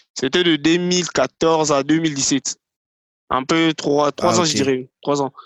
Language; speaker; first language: French; non-native, local second language; Lingala